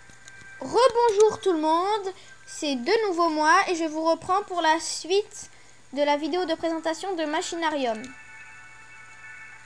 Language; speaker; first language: French; native; French